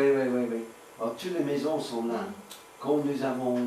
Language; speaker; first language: French; non-native, learner; Swedish